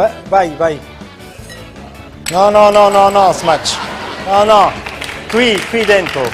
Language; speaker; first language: Italian; non-native, local second language; German